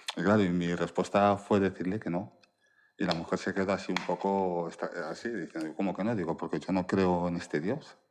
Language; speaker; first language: Spanish; early bilingual, other home language; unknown